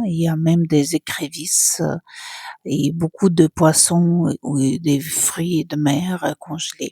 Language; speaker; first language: French; non-native, fluent; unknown